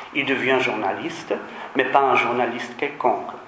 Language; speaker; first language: French; non-native, fluent; German